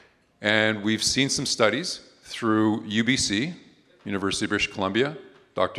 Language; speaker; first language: English; native; English